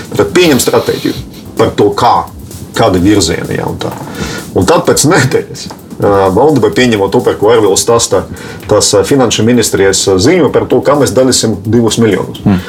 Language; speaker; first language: Latvian; non-native, local second language; Russian